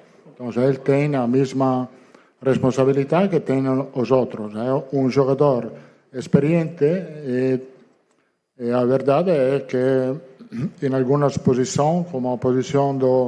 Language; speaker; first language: Portuguese; non-native, learner; Italian